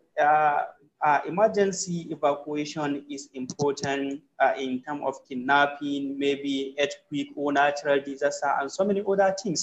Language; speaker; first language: English; non-native, local second language; Hausa